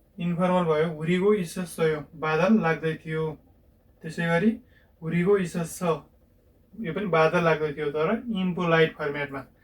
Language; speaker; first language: Nepali; native; Nepali